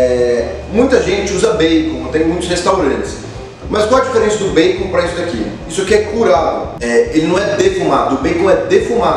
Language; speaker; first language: Portuguese; native; Portuguese